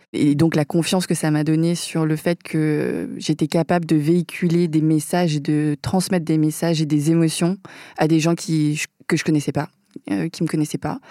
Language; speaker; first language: French; early bilingual, other home language; Vietnamese